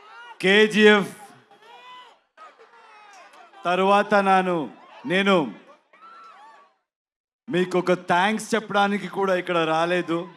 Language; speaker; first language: Telugu; non-native, learner; Kannada